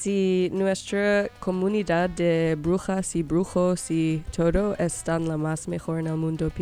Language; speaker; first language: Spanish; non-native, learner; English